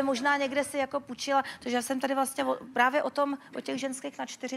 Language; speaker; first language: Czech; native; Czech